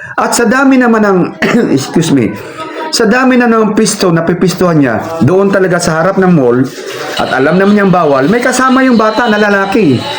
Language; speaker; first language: Filipino; non-native, local second language; Cebuano